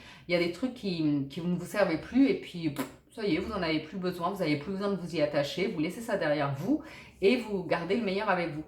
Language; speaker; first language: French; native; French